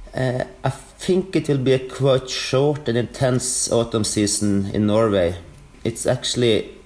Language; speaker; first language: English; non-native, fluent; Norwegian